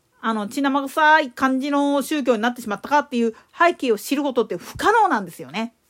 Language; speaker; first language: Japanese; native; Japanese